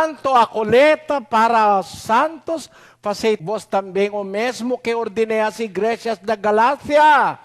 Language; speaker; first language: Portuguese; non-native, learner; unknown